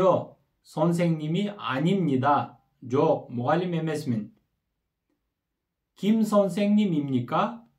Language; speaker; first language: Korean; non-native, learner; Kyrgyz